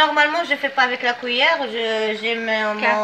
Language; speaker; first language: French; non-native, fluent; Arabic